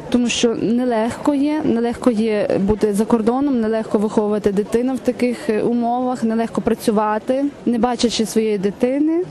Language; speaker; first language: Ukrainian; native; Ukrainian